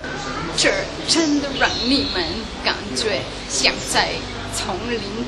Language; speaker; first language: Chinese; non-native, learner; German